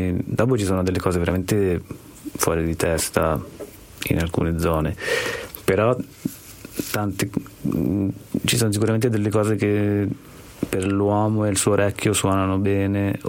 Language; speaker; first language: Italian; native; Italian